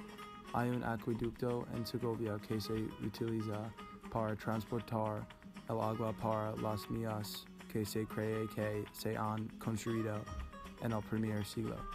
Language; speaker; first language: Spanish; non-native, learner; English